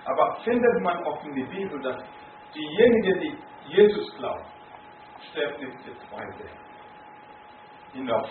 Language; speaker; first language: German; non-native, fluent; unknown